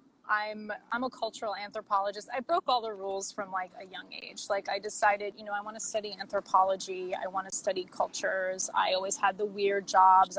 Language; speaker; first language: English; native; English